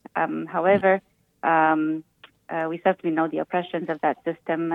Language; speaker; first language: English; early bilingual, other home language; Romanian